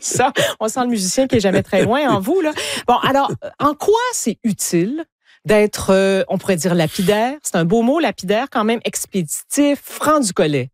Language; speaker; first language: French; native; French